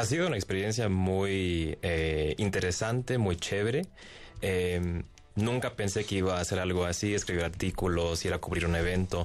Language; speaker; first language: Spanish; non-native, fluent; English